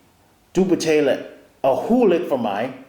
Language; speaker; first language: Danish; non-native, learner; English